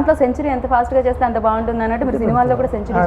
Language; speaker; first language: Telugu; native; Telugu